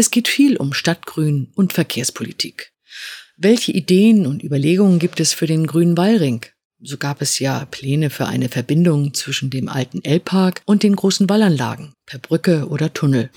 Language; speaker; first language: German; native; German